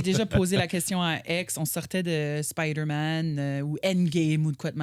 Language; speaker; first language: French; native; French